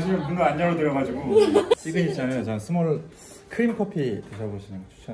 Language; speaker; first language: Korean; native; Korean